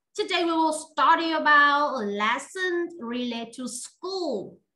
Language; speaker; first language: English; non-native, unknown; Vietnamese